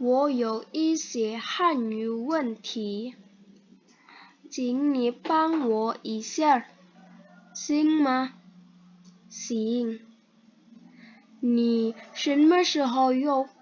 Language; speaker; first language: Chinese; non-native, learner; Indonesian